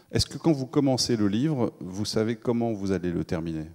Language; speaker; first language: French; native; French